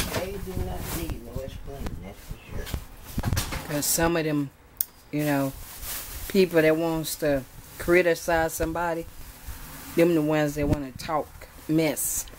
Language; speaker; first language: English; native; English